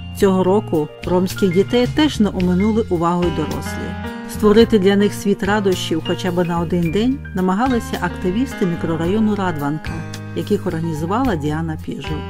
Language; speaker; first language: Ukrainian; native; Ukrainian